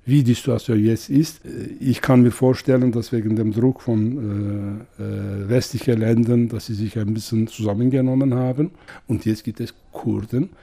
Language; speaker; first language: German; non-native, fluent; Kurdish